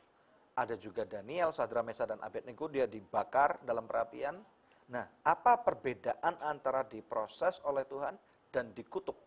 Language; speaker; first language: Indonesian; native; Indonesian